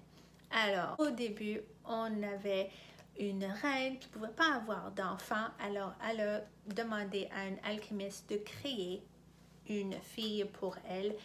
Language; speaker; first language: French; non-native, fluent; English